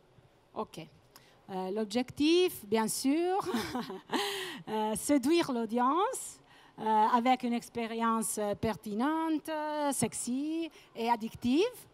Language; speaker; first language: French; non-native, fluent; Italian